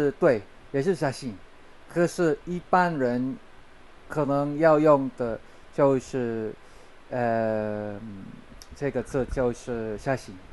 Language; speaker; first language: Chinese; non-native, learner; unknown